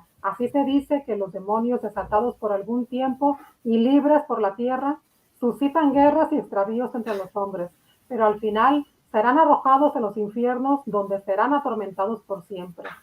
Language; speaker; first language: Spanish; native; Spanish